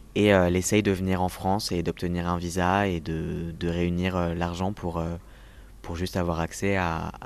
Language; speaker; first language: French; native; French